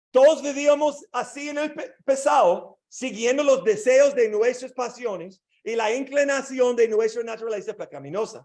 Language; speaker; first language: Spanish; non-native, learner; English